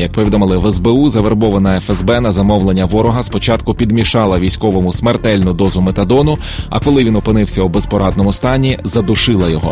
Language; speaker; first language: Ukrainian; native; Ukrainian